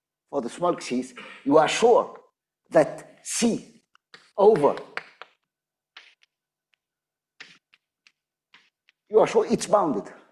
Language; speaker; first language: English; non-native, fluent; Arabic